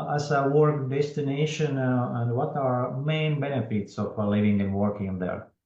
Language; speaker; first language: English; non-native, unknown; Latvian